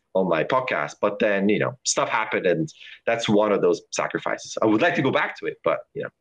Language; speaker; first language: English; non-native, fluent; German